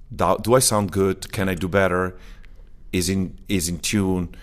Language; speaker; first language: English; early bilingual, other home language; Italian